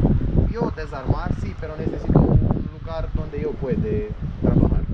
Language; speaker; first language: Spanish; non-native, learner; Romanian